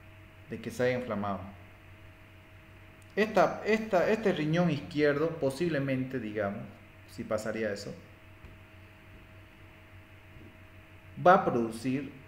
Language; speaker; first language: Spanish; native; Spanish